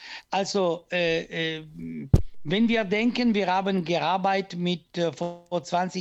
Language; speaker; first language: German; non-native, fluent; Italian